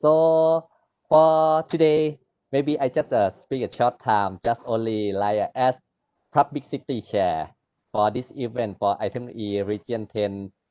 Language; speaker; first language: English; non-native, learner; Thai